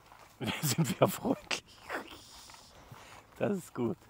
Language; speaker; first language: German; native; German